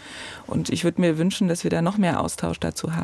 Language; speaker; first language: German; native; German